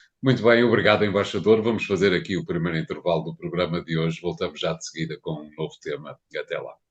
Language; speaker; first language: Portuguese; native; Portuguese